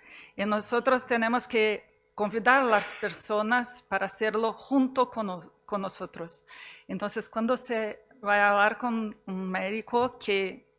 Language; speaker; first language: Spanish; non-native, fluent; Portuguese